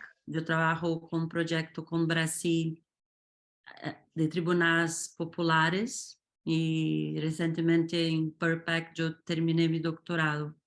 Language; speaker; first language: Spanish; non-native, fluent; Portuguese